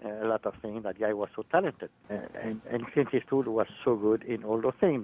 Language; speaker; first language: English; non-native, fluent; French